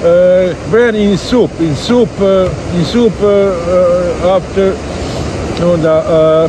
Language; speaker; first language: English; non-native, learner; Bosnian